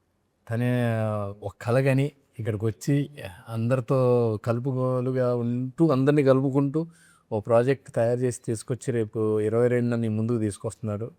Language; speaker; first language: Telugu; native; Telugu